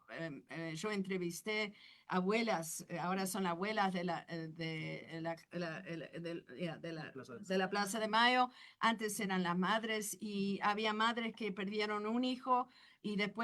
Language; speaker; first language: Spanish; non-native, fluent; English